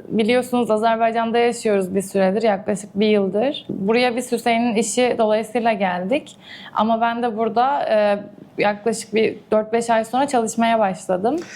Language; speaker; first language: Turkish; native; Turkish